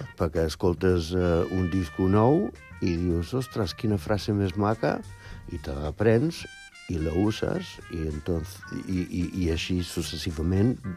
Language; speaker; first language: Catalan; non-native, fluent; English